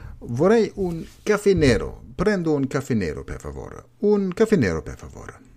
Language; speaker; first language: Italian; non-native, fluent; German